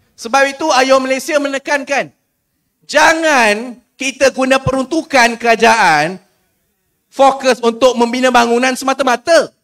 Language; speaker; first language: Malay; native; Malay